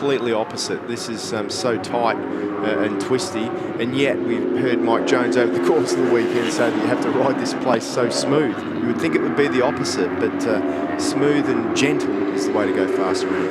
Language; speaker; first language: English; native; English